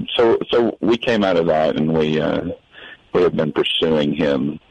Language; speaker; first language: English; native; English